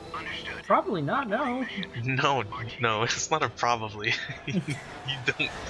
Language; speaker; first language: English; native; English